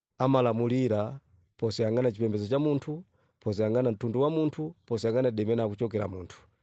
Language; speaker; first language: Nyanja; non-native, local second language; Yao